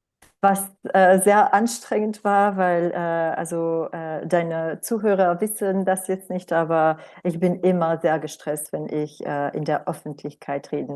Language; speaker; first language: German; non-native, fluent; Romanian